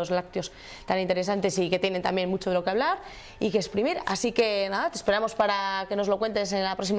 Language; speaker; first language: Spanish; native; Spanish